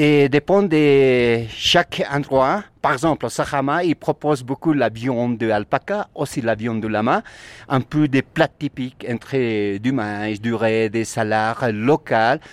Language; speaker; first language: French; non-native, learner; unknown